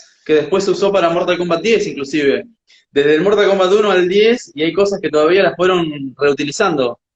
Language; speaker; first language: Spanish; native; Spanish